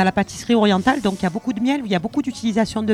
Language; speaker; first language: French; native; French